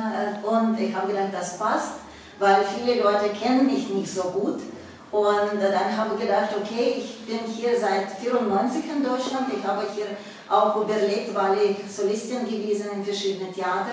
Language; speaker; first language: German; non-native, fluent; Russian